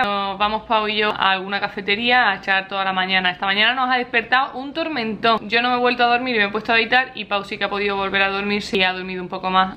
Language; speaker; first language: Spanish; native; Spanish